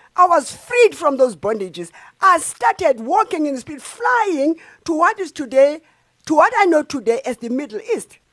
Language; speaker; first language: English; non-native, local second language; Xhosa